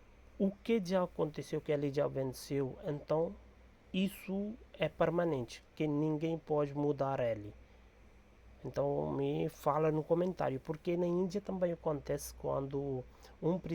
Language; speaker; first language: Portuguese; non-native, learner; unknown